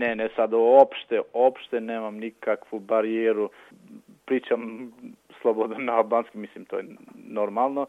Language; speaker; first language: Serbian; non-native, local second language; Albanian